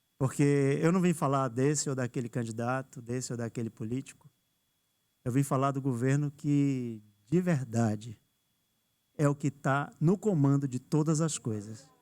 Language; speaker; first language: Portuguese; native; Portuguese